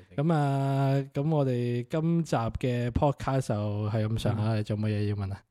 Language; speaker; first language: Cantonese; native; Cantonese